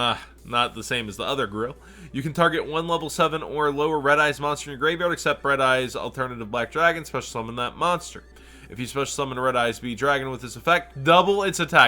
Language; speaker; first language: English; native; English